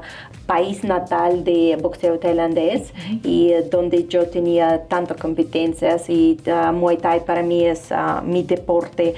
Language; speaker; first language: Spanish; non-native, fluent; Russian